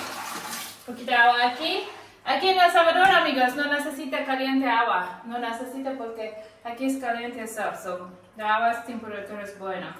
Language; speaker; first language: Spanish; non-native, learner; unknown